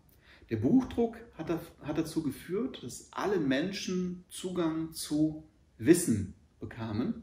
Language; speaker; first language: German; native; German